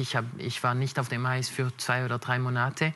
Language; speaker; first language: German; non-native, local second language; French